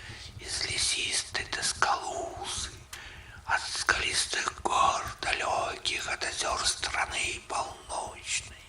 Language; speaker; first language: Russian; native; Russian